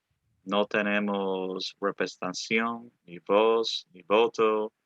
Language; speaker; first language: Spanish; early bilingual, other home language; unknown